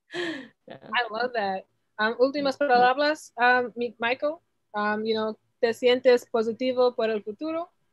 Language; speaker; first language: Spanish; non-native, learner; English